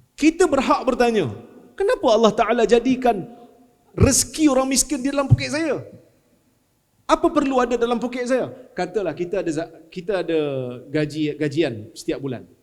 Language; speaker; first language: Malay; native; Malay